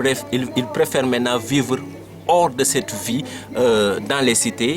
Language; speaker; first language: French; non-native, local second language; Wolof